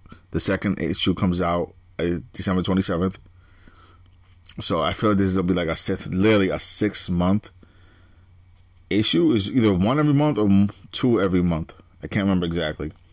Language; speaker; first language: English; native; English